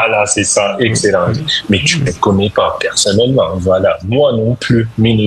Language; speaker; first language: French; non-native, fluent; English